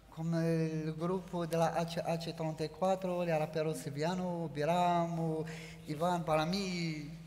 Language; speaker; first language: Spanish; non-native, learner; Arabic